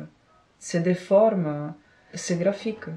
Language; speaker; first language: French; non-native, fluent; Italian